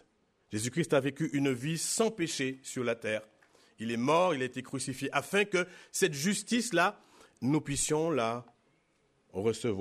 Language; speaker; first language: French; native; French